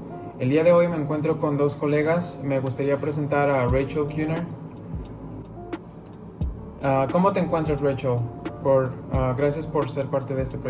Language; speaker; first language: Spanish; early bilingual, other home language; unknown